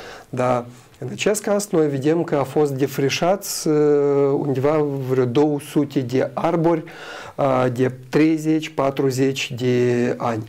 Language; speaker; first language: Romanian; non-native, local second language; Russian